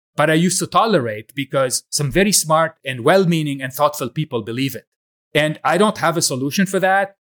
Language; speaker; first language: English; non-native, fluent; Arabic